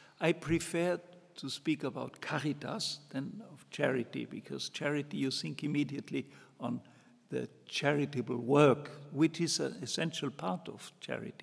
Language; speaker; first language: English; non-native, fluent; German